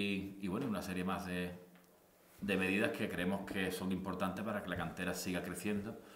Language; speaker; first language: Spanish; native; Spanish